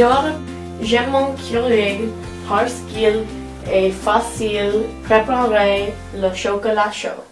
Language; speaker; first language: French; non-native, learner; English